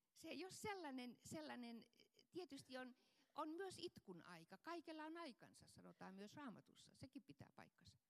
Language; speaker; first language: Finnish; non-native, fluent; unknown